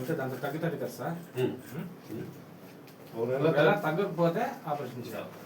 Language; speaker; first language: Telugu; native; Telugu